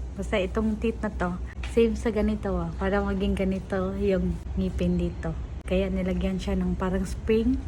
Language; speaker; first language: Filipino; non-native, local second language; Cebuano